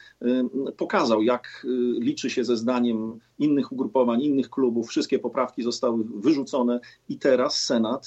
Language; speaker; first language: Polish; native; Polish